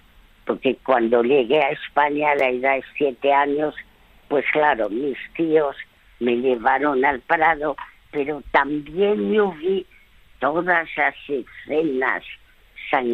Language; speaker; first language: Spanish; early bilingual, other home language; French